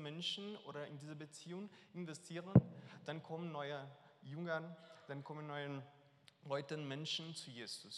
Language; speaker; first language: German; non-native, learner; Portuguese